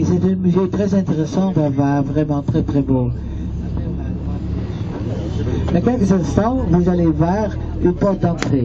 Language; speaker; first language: French; non-native, fluent; Dutch